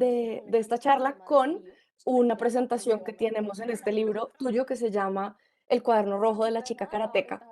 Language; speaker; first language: Spanish; native; Spanish